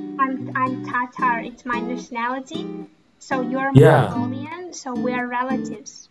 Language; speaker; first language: English; non-native, fluent; Tatar